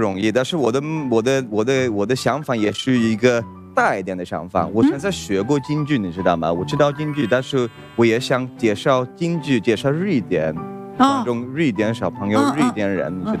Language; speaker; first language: Chinese; non-native, fluent; Swedish